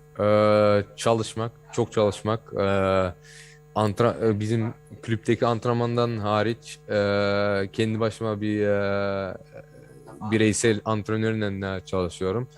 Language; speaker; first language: Turkish; early bilingual, heritage; Turkish